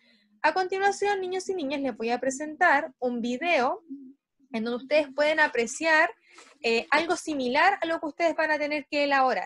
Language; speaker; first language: Spanish; native; Spanish